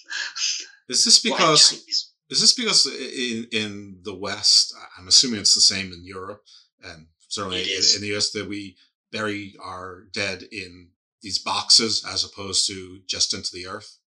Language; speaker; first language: English; native; English